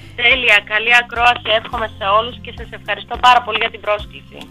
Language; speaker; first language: Greek; early bilingual, heritage; Russian